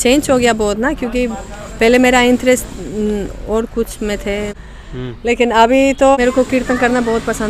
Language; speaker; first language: Hindi; non-native, fluent; Spanish